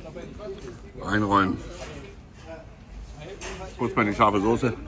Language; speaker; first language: German; native; German